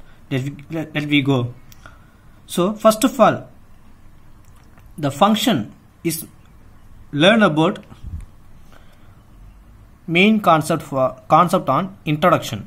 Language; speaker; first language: English; non-native, local second language; Tamil